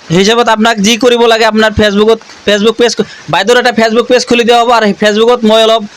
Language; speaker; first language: Assamese; non-native, local second language; Bangla